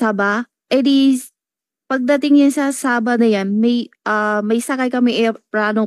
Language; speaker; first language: Filipino; non-native, learner; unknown